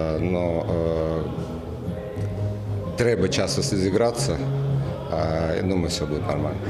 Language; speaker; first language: Ukrainian; non-native, learner; Russian